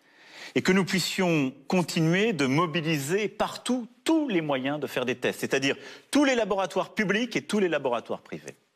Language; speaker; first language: French; native; French